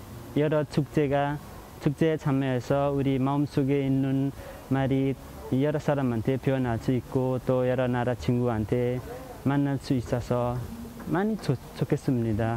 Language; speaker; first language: Korean; non-native, learner; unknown